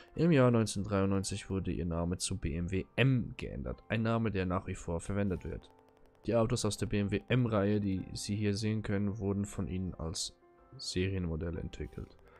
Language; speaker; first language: German; native; German